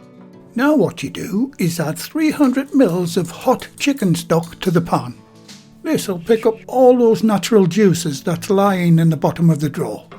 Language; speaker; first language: English; native; English